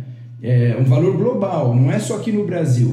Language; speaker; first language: Portuguese; native; Portuguese